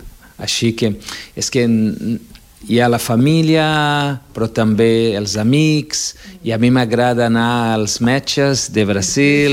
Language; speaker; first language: Catalan; non-native, fluent; Portuguese